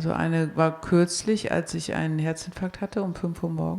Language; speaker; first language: German; native; German